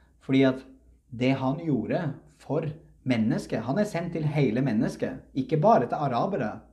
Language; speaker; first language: Norwegian; early bilingual, other home language; Uzbek